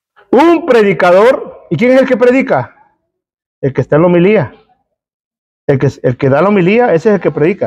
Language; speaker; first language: Spanish; native; Spanish